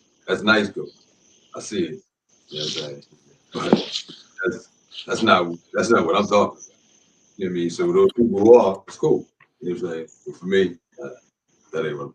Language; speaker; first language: English; native; English